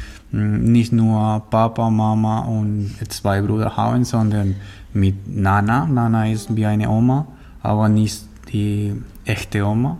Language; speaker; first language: German; non-native, learner; Spanish